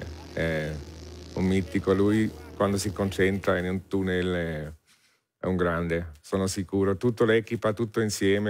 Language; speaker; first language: Italian; non-native, learner; German